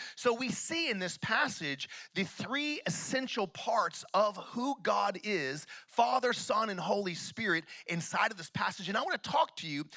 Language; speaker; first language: English; native; English